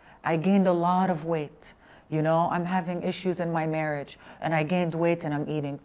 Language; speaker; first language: English; early bilingual, other home language; Arabic